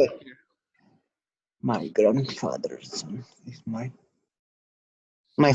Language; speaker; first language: English; non-native, learner; Spanish